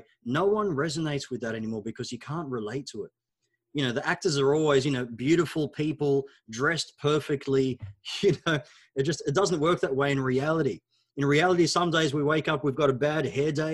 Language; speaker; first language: English; non-native, local second language; Arabic